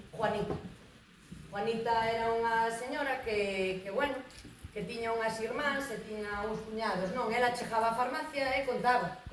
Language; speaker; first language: Galician; non-native, local second language; Spanish